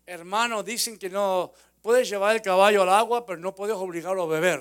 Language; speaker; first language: Spanish; native; Spanish